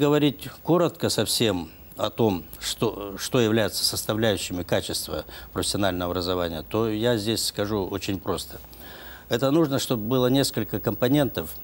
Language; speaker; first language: Russian; native; Russian